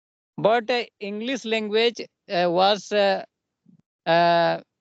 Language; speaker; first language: English; non-native, local second language; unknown